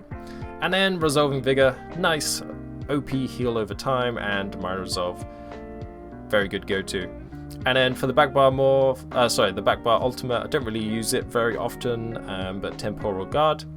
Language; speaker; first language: English; native; English